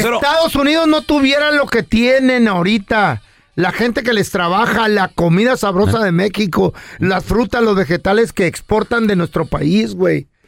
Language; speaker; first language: Spanish; native; Spanish